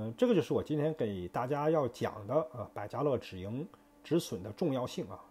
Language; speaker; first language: Chinese; native; Chinese